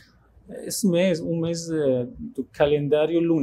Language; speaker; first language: Portuguese; non-native, fluent; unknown